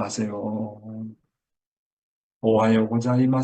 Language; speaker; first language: Korean; native; Korean